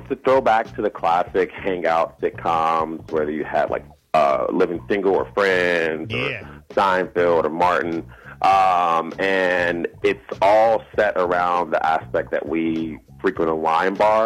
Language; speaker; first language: English; native; English